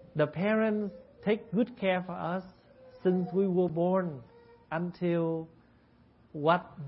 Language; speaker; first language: English; non-native, fluent; Vietnamese